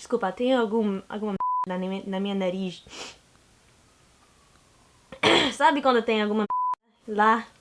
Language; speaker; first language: Portuguese; non-native, learner; English